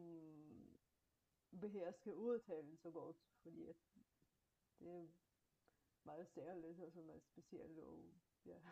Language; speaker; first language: Danish; non-native, fluent; Bulgarian